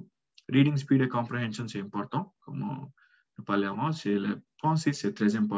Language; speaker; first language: French; non-native, learner; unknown